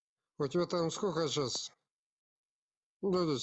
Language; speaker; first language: Russian; non-native, local second language; Kazakh